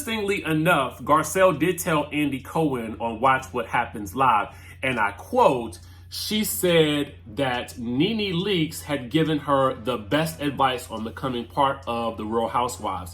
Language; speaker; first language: English; native; English